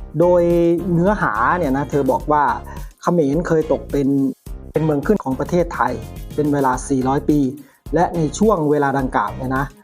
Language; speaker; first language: Thai; native; Thai